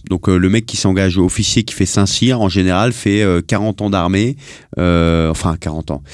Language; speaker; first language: French; native; French